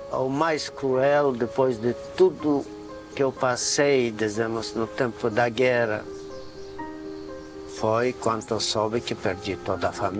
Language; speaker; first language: Portuguese; non-native, fluent; Polish